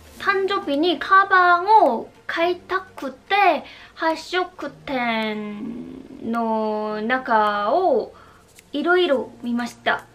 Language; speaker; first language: Japanese; non-native, learner; Korean